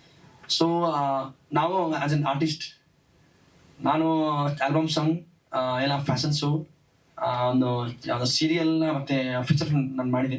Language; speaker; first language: Kannada; non-native, learner; Hindi